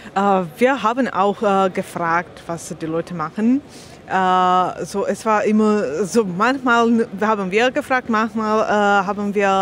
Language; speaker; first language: German; non-native, learner; Slovak